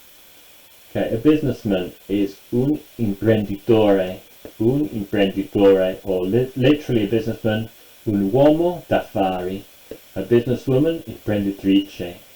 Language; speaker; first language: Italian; non-native, fluent; English